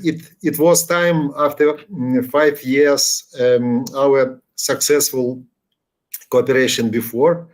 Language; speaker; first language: English; non-native, learner; Ukrainian